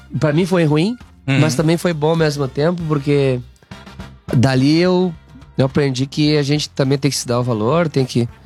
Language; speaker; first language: Portuguese; native; Portuguese